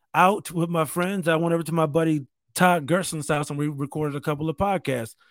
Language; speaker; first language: English; native; English